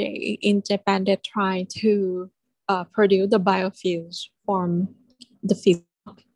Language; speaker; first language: English; non-native, learner; Thai